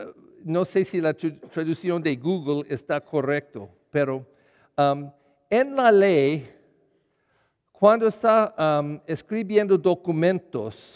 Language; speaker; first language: Spanish; non-native, learner; English